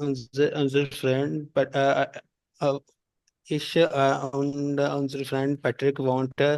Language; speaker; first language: German; non-native, learner; Urdu